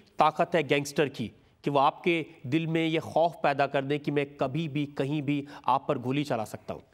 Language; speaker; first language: Hindi; native; Hindi